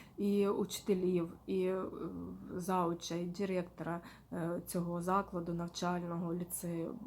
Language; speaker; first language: Ukrainian; non-native, local second language; Russian